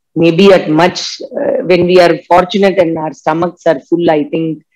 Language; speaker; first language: English; non-native, local second language; Tamil